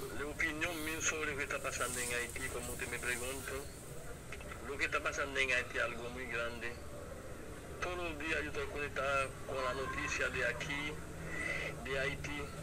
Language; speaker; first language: Spanish; non-native, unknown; Haitian Creole